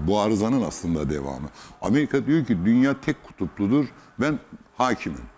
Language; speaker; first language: Turkish; native; Turkish